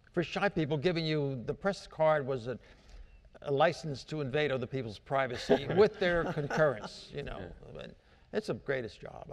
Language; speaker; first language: English; native; English